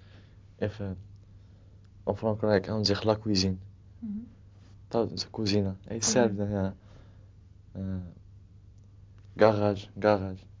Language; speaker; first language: Dutch; non-native, learner; Arabic